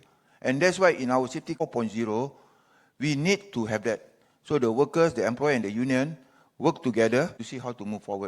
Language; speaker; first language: English; non-native, local second language; Malay